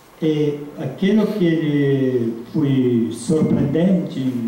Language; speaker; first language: Portuguese; non-native, fluent; Italian